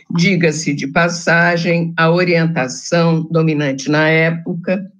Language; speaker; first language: Portuguese; native; Portuguese